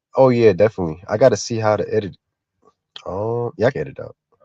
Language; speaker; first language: English; native; English